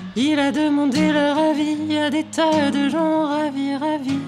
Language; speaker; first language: French; native; French